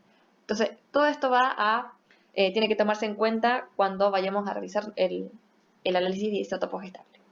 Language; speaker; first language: Spanish; native; Spanish